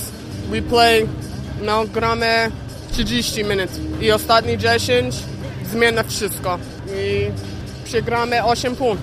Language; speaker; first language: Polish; non-native, learner; English